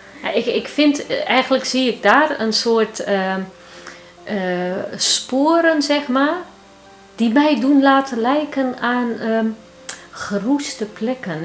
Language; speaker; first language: Dutch; early bilingual, heritage; Turkish